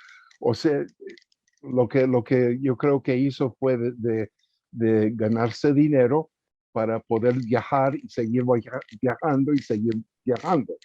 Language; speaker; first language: Spanish; early bilingual, heritage; Spanish